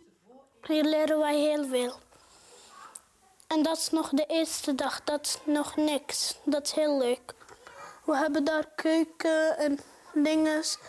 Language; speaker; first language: Dutch; non-native, learner; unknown